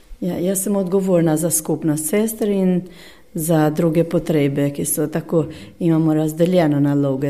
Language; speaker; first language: Slovenian; non-native, fluent; Albanian